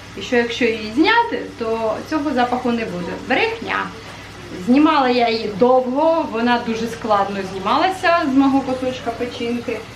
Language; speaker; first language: Ukrainian; native; Ukrainian